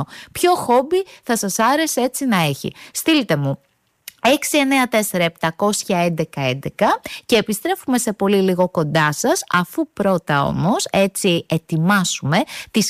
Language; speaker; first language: Greek; native; Greek